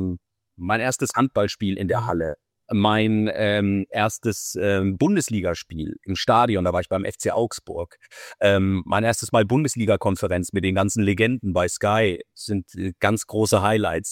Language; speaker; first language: German; native; German